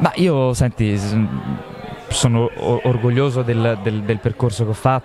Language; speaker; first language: Italian; native; Italian